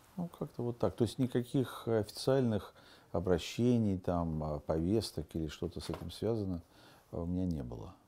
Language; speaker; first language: Russian; native; Russian